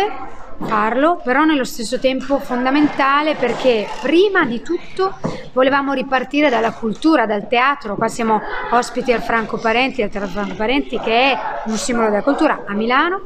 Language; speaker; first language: Italian; native; Italian